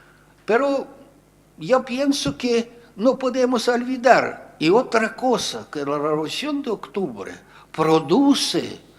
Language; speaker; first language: Spanish; non-native, fluent; Russian